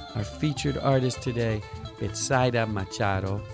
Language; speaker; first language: English; native; English